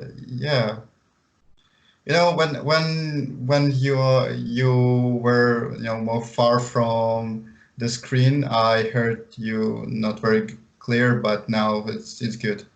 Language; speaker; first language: English; non-native, learner; Ukrainian